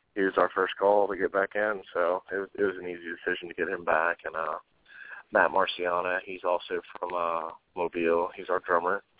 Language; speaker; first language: English; native; English